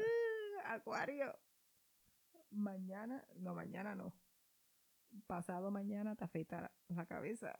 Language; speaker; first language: Spanish; early bilingual, heritage; Spanish